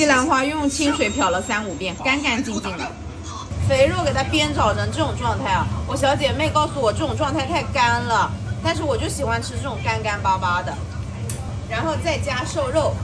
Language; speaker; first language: Chinese; native; Chinese